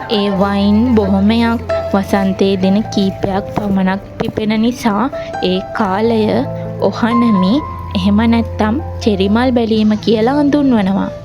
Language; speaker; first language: Sinhala; native; Sinhala